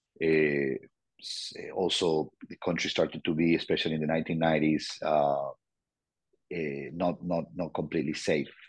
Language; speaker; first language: English; non-native, fluent; Spanish